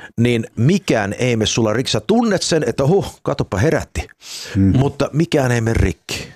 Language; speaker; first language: Finnish; early bilingual, heritage; Finnish